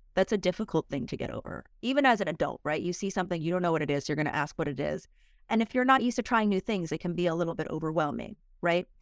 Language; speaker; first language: English; early bilingual, other home language; Korean